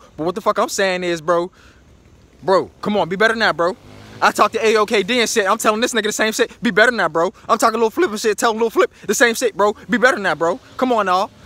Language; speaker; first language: English; native; English